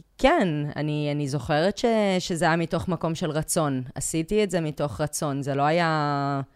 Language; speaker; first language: Hebrew; early bilingual, other home language; English